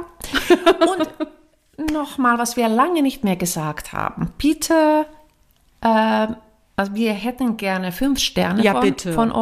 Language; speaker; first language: German; non-native, fluent; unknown